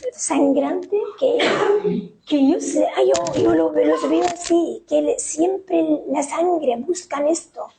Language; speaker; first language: Spanish; non-native, fluent; Arabic